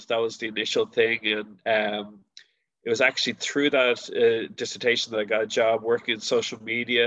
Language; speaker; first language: English; native; English